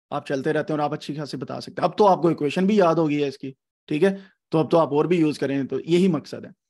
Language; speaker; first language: Urdu; non-native, local second language; Punjabi